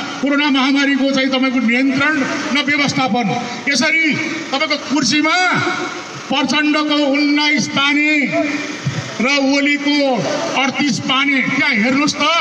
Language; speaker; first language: Nepali; native; Nepali